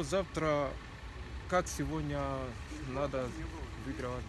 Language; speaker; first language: Russian; non-native, learner; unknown